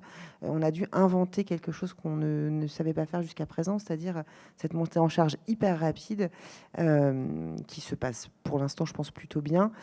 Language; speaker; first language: French; native; French